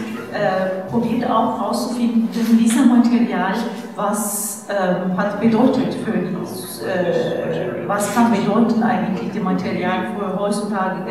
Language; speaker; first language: German; non-native, fluent; Turkish